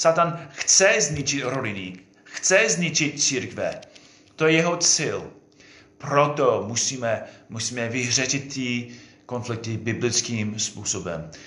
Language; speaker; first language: Czech; non-native, fluent; English